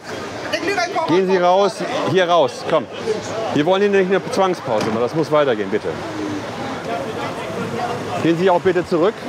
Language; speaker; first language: German; native; German